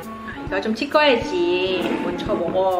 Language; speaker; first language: Korean; non-native, learner; Vietnamese